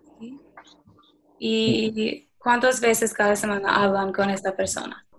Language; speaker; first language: Spanish; early bilingual, other home language; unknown